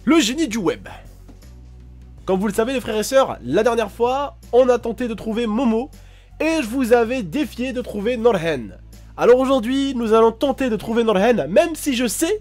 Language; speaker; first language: French; native; French